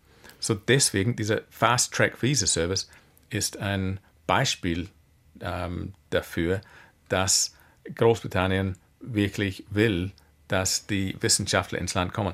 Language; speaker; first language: German; non-native, fluent; English